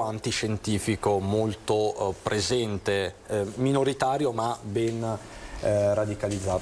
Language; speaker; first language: Italian; native; Italian